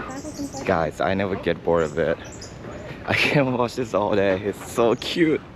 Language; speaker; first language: English; non-native, fluent; Japanese